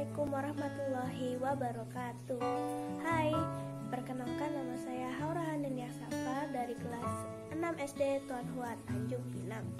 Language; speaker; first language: Indonesian; native; Indonesian